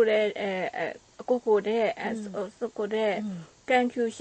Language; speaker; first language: Japanese; non-native, learner; Burmese